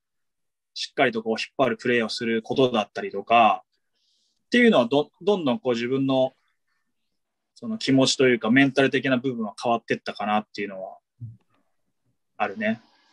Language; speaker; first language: Japanese; native; Japanese